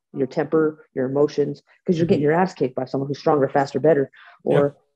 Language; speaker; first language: English; native; English